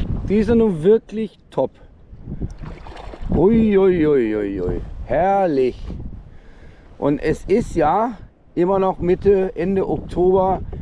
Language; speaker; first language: German; non-native, fluent; Danish